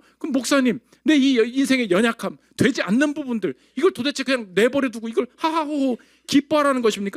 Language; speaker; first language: Korean; native; Korean